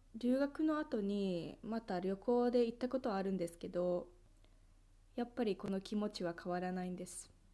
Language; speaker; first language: Japanese; non-native, fluent; Finnish